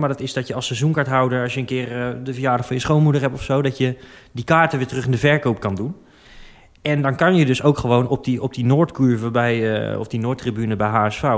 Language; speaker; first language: Dutch; native; Dutch